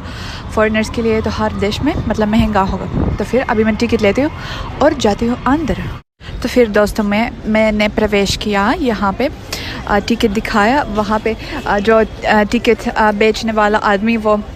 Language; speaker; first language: Hindi; non-native, fluent; Russian